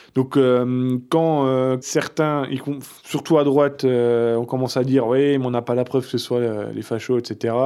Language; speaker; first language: French; native; French